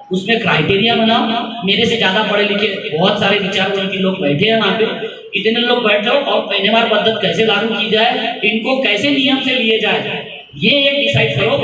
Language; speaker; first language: Hindi; non-native, local second language; Marathi